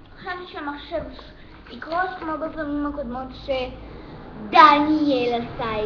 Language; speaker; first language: Hebrew; early bilingual, other home language; Russian